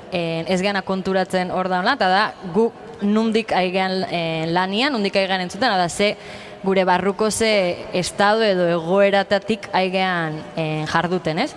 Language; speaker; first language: Basque; native; Basque